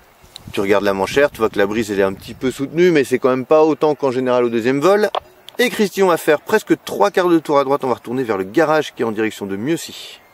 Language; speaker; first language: French; native; French